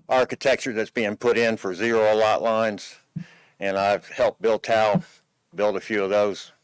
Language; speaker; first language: English; native; English